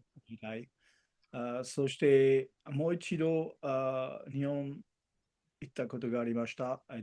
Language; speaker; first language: Japanese; non-native, learner; Spanish